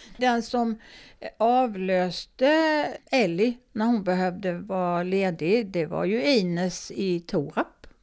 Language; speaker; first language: Swedish; native; Swedish